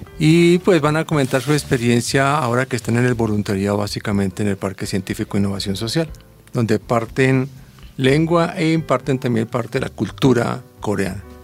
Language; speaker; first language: Spanish; native; Spanish